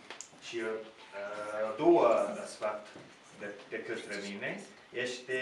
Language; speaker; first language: Romanian; non-native, learner; English